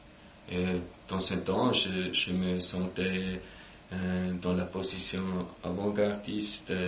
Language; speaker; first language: French; non-native, local second language; German